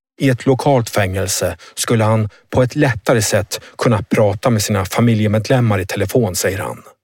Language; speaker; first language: Swedish; native; Swedish